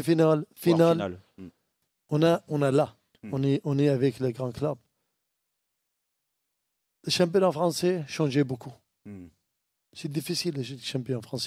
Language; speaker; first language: French; non-native, learner; Arabic